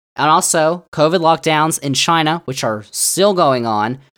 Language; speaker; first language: English; native; English